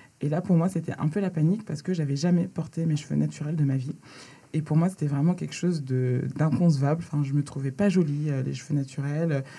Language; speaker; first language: French; early bilingual, other home language; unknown